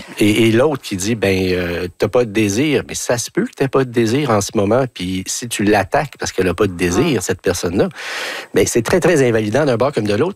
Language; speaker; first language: French; native; French